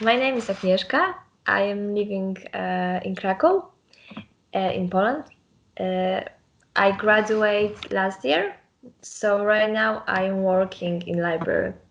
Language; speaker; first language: English; non-native, learner; Polish